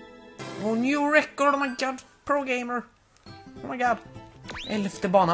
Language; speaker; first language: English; non-native, learner; Swedish